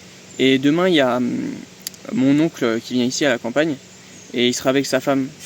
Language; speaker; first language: French; native; French